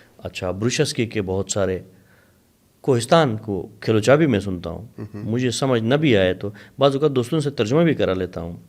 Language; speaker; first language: Urdu; non-native, local second language; Sicilian